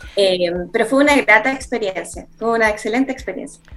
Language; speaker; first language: Spanish; native; Spanish